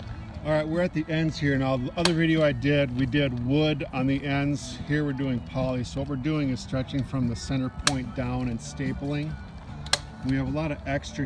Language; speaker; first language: English; native; English